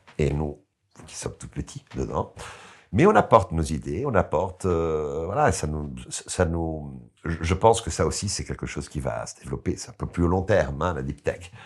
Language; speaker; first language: French; non-native, fluent; Italian